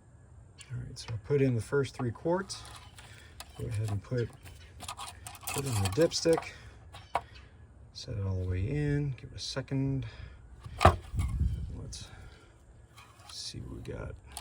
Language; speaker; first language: English; native; English